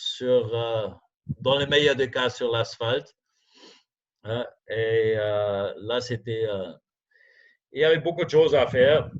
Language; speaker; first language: French; non-native, fluent; German